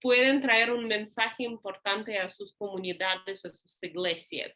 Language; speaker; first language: Spanish; non-native, fluent; English